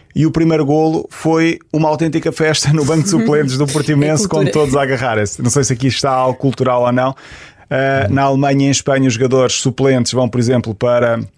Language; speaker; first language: Portuguese; native; Portuguese